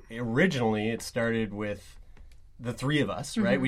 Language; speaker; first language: English; native; English